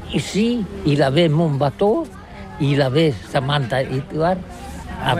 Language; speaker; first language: French; non-native, learner; Catalan